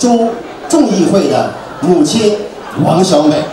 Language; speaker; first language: Chinese; native; Chinese